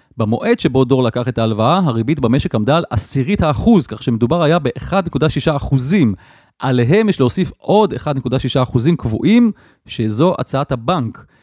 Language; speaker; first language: Hebrew; native; Hebrew